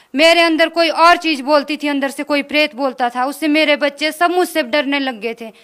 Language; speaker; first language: Hindi; native; Hindi